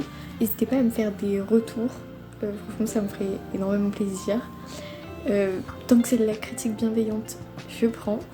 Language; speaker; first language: French; native; French